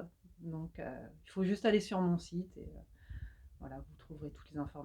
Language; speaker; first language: French; native; French